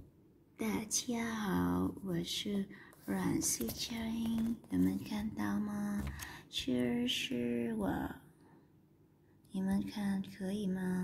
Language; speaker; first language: Chinese; non-native, learner; Vietnamese